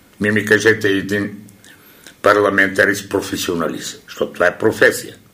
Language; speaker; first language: Bulgarian; non-native, local second language; Turkish